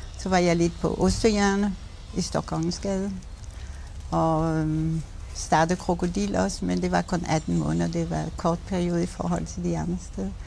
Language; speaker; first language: Danish; non-native, fluent; French